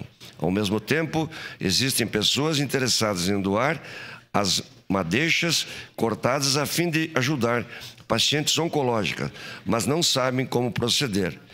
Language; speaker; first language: Portuguese; native; Portuguese